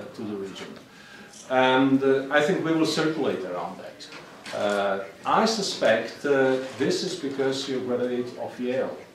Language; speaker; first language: English; non-native, fluent; Czech